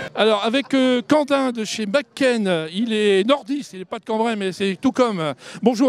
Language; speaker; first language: French; native; French